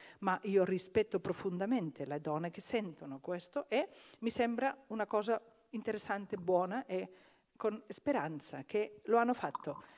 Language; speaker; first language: Italian; non-native, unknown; Catalan